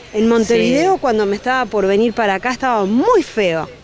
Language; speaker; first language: Spanish; native; Spanish